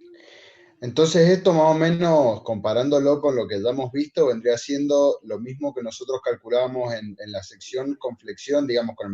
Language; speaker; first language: Spanish; native; Spanish